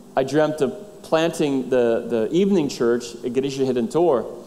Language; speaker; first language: English; native; English